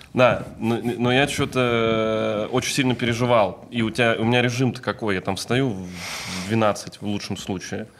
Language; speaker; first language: Russian; native; Russian